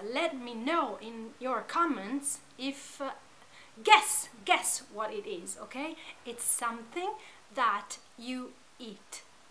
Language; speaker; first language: English; non-native, fluent; Italian